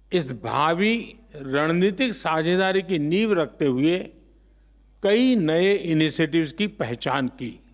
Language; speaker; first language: Hindi; non-native, local second language; Gujarati